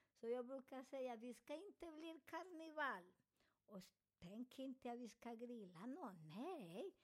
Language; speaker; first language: Swedish; non-native, learner; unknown